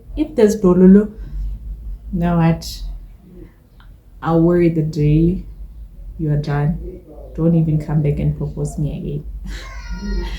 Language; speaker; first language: English; non-native, local second language; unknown